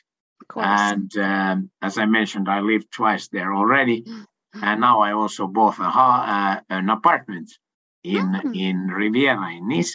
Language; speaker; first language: English; non-native, fluent; Swedish